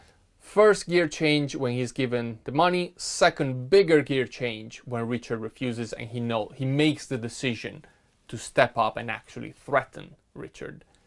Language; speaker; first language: English; non-native, fluent; Italian